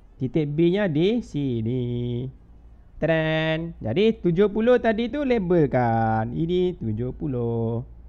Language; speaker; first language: Malay; native; Malay